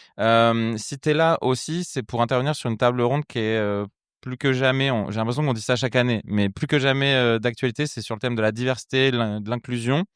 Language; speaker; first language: French; native; French